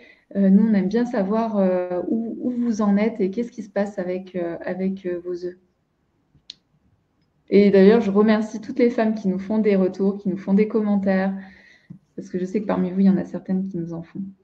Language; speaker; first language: French; native; French